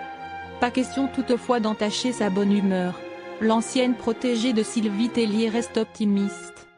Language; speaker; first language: French; native; French